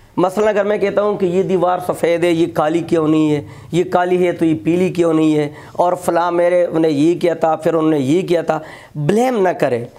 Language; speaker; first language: Urdu; non-native, local second language; Pashto